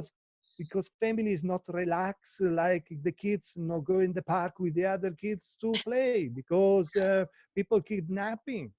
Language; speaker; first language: English; non-native, learner; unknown